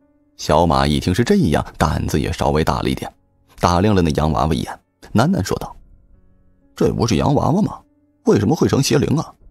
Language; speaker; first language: Chinese; native; Chinese